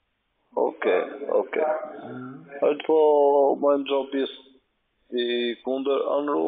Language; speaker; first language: German; non-native, learner; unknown